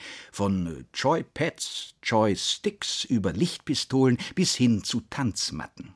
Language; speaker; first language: German; native; German